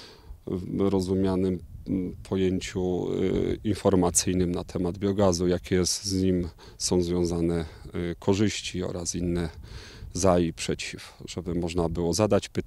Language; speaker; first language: Polish; native; Polish